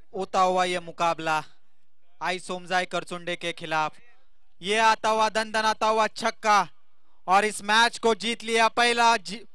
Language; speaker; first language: Hindi; non-native, local second language; Marathi